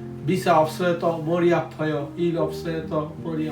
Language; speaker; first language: Korean; non-native, learner; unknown